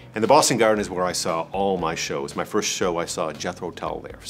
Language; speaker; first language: English; native; English